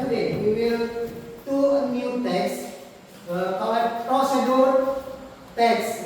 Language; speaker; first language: English; non-native, learner; Indonesian